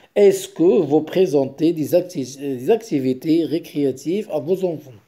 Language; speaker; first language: French; non-native, local second language; Arabic